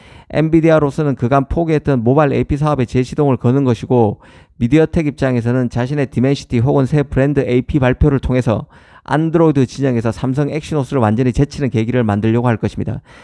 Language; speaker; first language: Korean; native; Korean